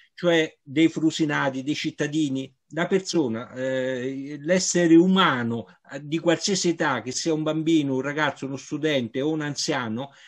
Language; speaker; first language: Italian; native; Italian